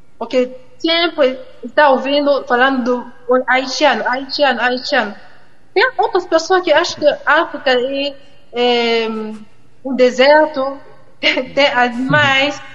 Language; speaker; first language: Portuguese; non-native, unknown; French